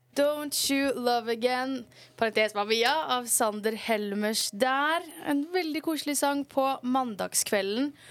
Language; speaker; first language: Norwegian; native; Norwegian